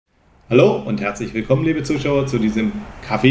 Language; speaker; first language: German; native; German